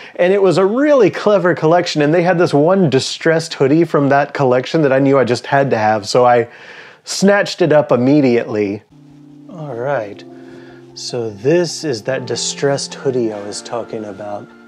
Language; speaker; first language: English; native; English